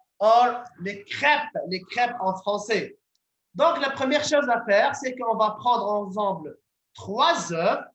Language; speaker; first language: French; non-native, fluent; Arabic